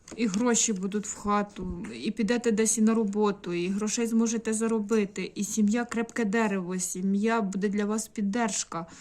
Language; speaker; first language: Ukrainian; non-native, local second language; Russian